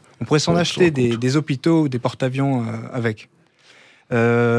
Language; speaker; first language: French; native; French